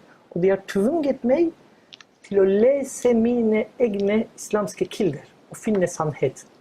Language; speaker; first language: Norwegian; non-native, fluent; Turkish